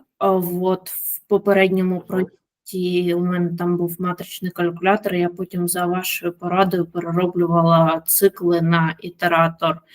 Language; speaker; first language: Ukrainian; native; Ukrainian